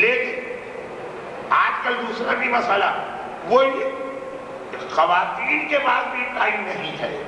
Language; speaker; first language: Urdu; native; Urdu